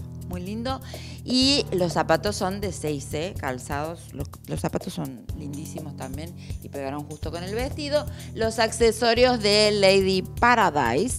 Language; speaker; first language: Spanish; native; Spanish